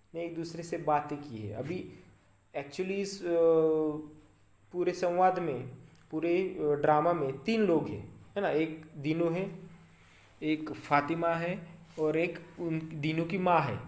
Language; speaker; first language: Hindi; non-native, local second language; Marathi